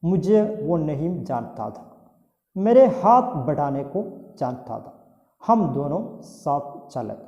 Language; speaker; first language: Hindi; non-native, local second language; Malayalam